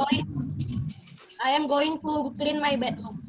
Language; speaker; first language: English; non-native, learner; Indonesian